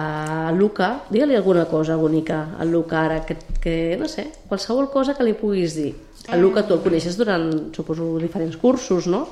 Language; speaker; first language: Catalan; native; Catalan